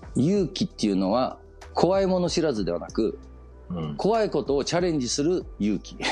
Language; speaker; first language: Japanese; early bilingual, heritage; Danish